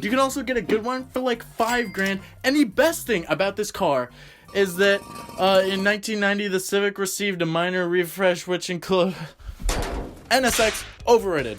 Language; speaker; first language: English; native; English